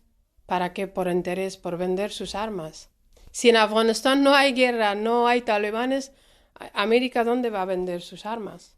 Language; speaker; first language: Spanish; non-native, fluent; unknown